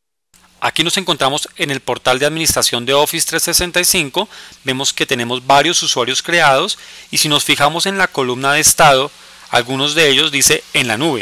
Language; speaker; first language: Spanish; native; Spanish